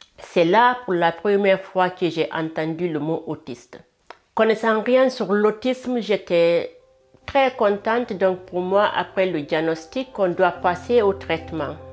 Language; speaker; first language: French; non-native, local second language; Fula